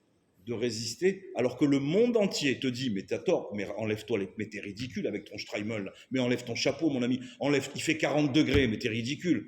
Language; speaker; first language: French; native; French